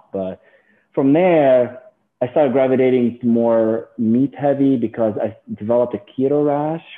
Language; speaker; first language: English; non-native, fluent; Arabic